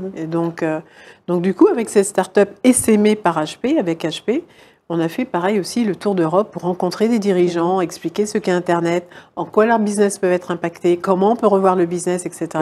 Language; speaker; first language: French; native; French